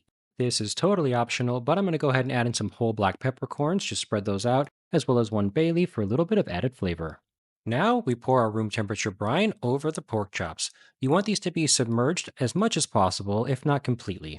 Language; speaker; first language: English; native; English